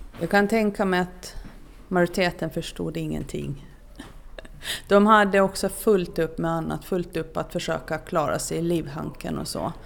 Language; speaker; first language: Swedish; native; Swedish